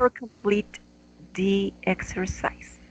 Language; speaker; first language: English; non-native, learner; Spanish